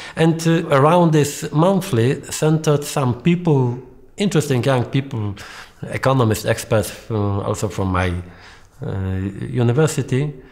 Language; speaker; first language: English; non-native, fluent; Polish